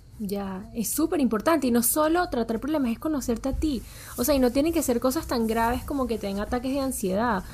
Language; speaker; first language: Spanish; native; Spanish